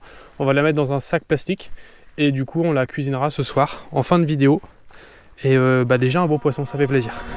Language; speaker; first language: French; native; French